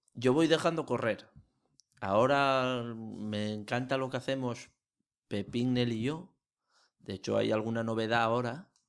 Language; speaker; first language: Spanish; native; Spanish